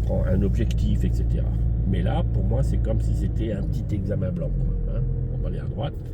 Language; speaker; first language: French; native; French